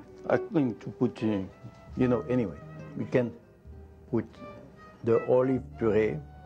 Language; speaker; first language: English; non-native, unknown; French